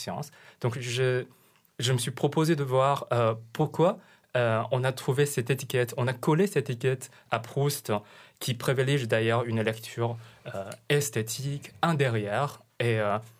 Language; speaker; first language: French; non-native, fluent; Chinese